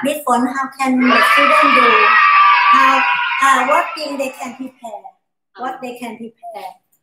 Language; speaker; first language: English; non-native, learner; Thai